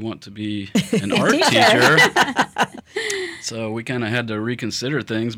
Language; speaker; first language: English; native; English